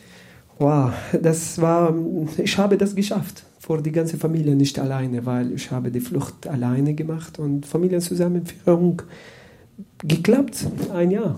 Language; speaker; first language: German; non-native, learner; Arabic